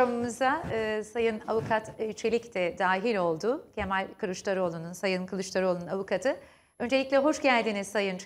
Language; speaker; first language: Turkish; native; Turkish